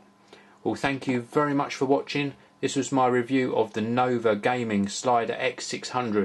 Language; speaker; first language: English; native; English